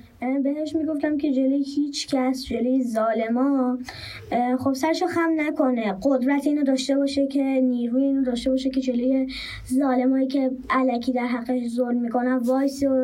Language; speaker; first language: Persian; native; Persian